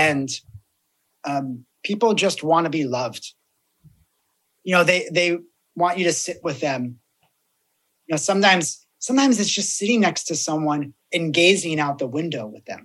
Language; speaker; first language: English; native; English